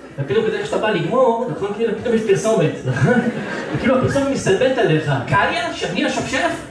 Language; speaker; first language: Hebrew; native; Hebrew